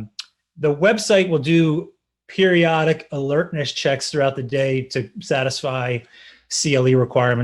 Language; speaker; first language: English; native; English